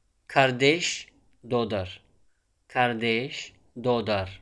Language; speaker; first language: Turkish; non-native, fluent; Tajik